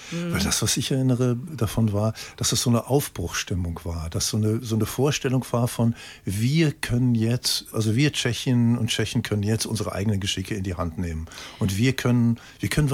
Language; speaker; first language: German; native; German